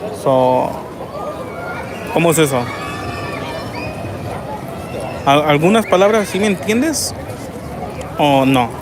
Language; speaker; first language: Spanish; early bilingual, heritage; Spanish